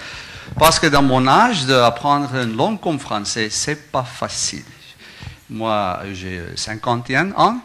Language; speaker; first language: French; non-native, learner; Afrikaans